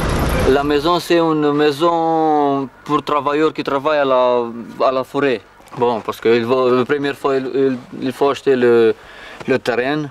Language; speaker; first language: French; non-native, learner; Romanian